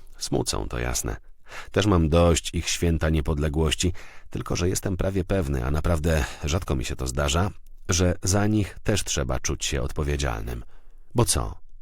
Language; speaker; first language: Polish; native; Polish